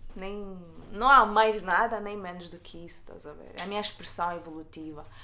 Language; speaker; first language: Portuguese; native; Portuguese